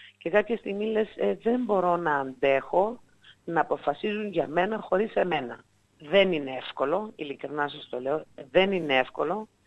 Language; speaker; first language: Greek; native; Greek